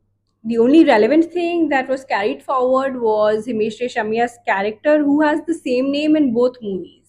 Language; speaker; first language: English; non-native, local second language; Hindi